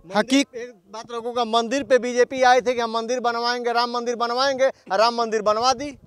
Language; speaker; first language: Hindi; native; Hindi